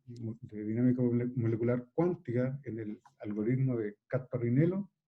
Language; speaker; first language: Spanish; native; Spanish